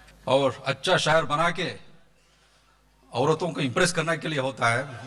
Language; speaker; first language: Hindi; non-native, local second language; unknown